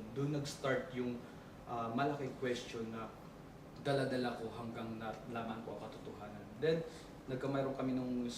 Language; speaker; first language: Filipino; non-native, local second language; Cebuano